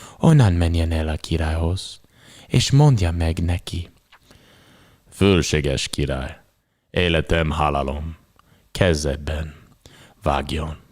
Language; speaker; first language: Hungarian; non-native, learner; English